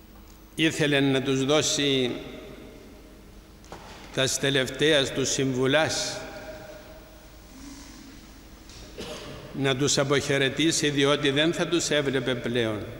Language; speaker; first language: Greek; native; Greek